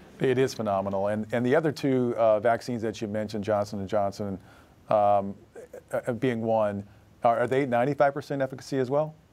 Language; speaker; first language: English; native; English